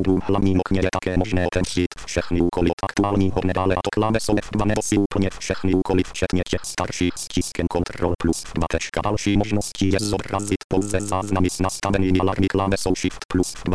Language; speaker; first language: Czech; native; Czech